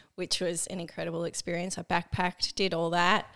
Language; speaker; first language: English; native; English